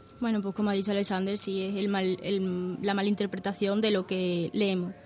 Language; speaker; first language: Spanish; early bilingual, other home language; Portuguese